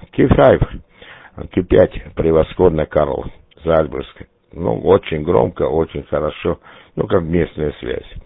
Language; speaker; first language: Russian; native; Russian